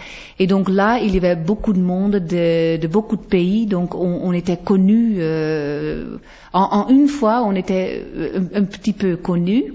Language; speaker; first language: French; non-native, fluent; Western Frisian